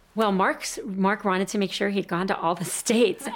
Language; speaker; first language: English; native; English